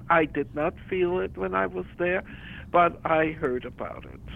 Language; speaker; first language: English; early bilingual, other home language; German